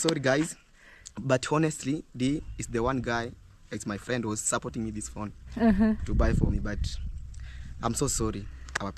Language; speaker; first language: English; non-native, local second language; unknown